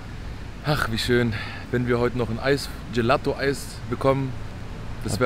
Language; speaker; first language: German; native; German